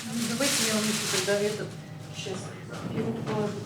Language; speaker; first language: Russian; non-native, local second language; Kazakh